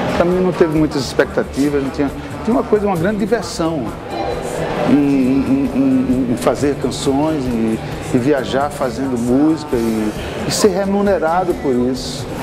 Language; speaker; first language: Portuguese; native; Portuguese